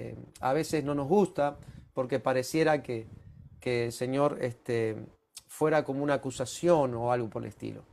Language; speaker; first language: Spanish; native; Spanish